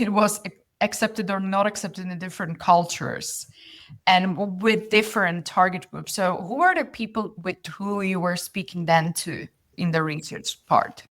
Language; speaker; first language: English; non-native, fluent; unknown